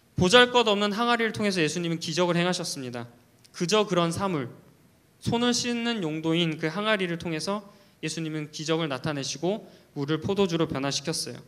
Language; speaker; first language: Korean; native; Korean